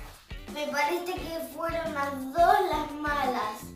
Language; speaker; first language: Spanish; native; Spanish